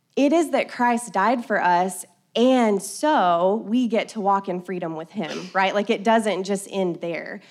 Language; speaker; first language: English; native; English